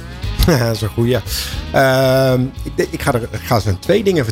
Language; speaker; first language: Dutch; native; Dutch